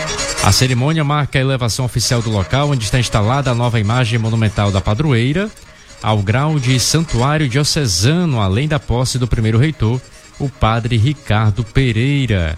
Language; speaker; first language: Portuguese; native; Portuguese